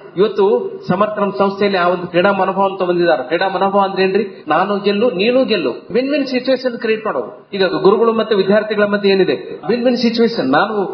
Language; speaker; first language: Kannada; native; Kannada